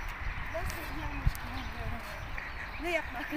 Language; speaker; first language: Turkish; non-native, fluent; Russian